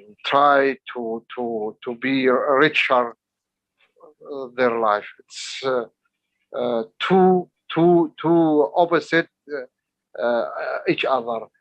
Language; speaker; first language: English; non-native, learner; Arabic